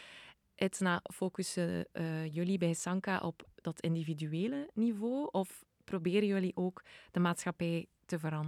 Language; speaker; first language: Dutch; native; Dutch